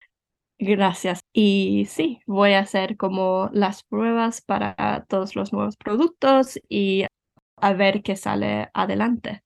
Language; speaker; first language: Spanish; early bilingual, heritage; Spanish